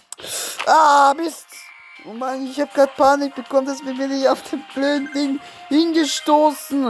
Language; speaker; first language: German; native; German